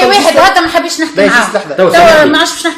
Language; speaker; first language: Arabic; native; Arabic